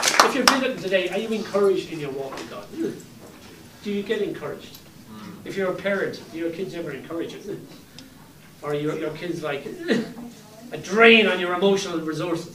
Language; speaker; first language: English; native; English